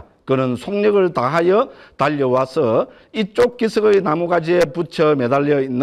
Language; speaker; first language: Korean; native; Korean